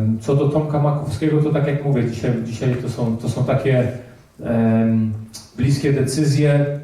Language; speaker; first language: Polish; early bilingual, heritage; Polish